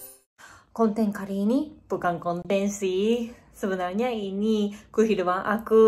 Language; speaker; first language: Indonesian; non-native, learner; Japanese